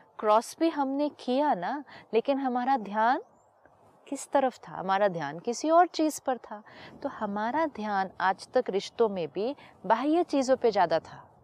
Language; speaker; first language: Hindi; native; Hindi